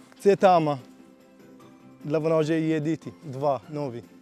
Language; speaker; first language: Ukrainian; non-native, learner; Arabic